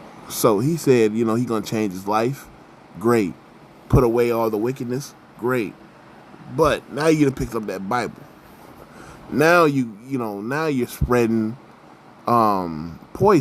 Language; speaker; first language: English; native; English